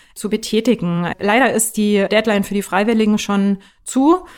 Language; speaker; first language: German; native; German